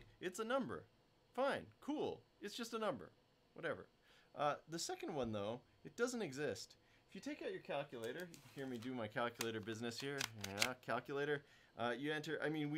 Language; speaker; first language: English; native; English